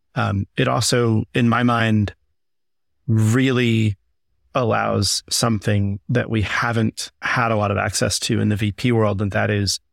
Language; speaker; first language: English; native; English